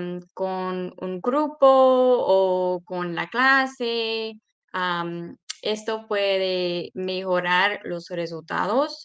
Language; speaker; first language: Spanish; non-native, fluent; English